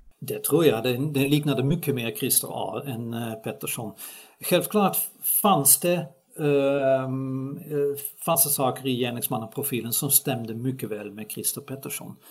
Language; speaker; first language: Swedish; non-native, fluent; Dutch